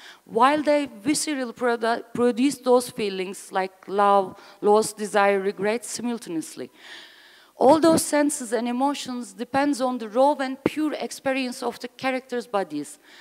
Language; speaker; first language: English; non-native, fluent; Turkish